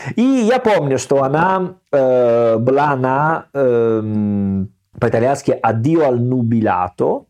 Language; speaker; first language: Russian; non-native, learner; Italian